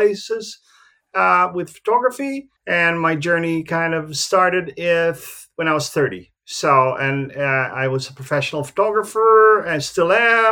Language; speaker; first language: English; native; English